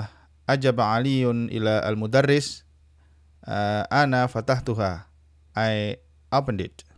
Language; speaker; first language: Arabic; non-native, fluent; Indonesian